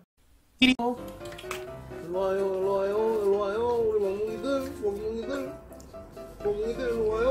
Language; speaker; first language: Korean; native; Korean